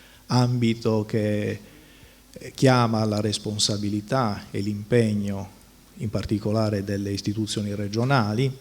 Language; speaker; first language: Italian; native; Italian